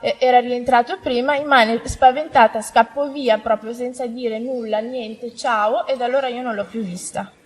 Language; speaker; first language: Italian; non-native, fluent; Romanian